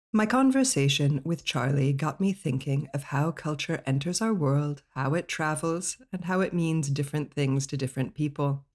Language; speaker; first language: English; native; English